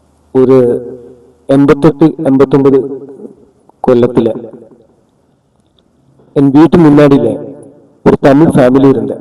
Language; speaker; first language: Tamil; non-native, learner; Malayalam